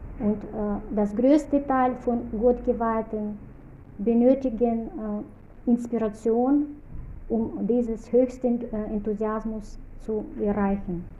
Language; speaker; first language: German; non-native, fluent; Russian